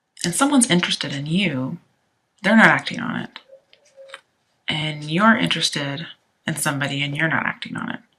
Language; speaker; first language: English; native; English